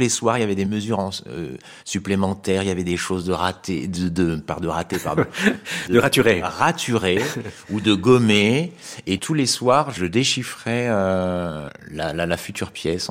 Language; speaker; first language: French; native; French